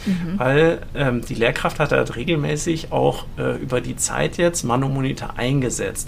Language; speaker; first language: German; native; German